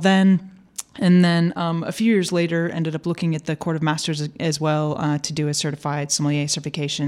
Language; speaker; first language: English; native; English